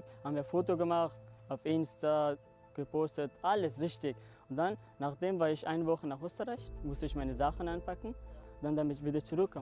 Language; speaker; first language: German; non-native, learner; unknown